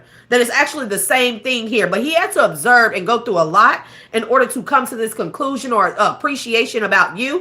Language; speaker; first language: English; native; English